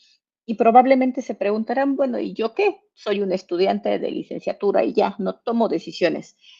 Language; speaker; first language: Spanish; native; Spanish